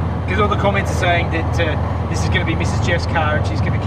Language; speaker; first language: English; native; English